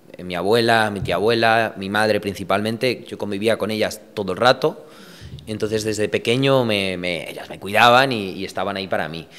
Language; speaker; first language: Spanish; early bilingual, other home language; Romanian